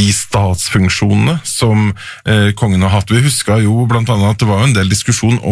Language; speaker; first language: Norwegian; native; Norwegian